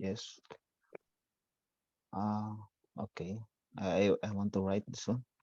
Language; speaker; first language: English; non-native, learner; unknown